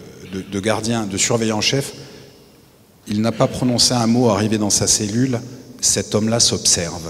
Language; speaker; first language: French; native; French